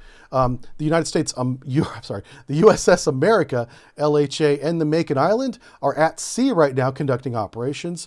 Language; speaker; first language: English; native; English